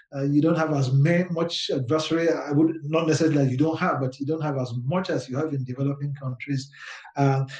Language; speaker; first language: English; non-native, local second language; Yoruba